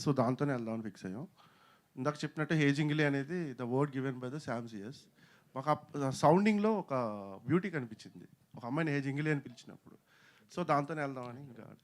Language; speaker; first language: Telugu; native; Telugu